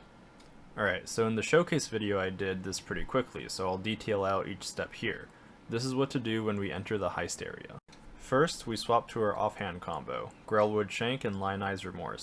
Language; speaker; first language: English; native; English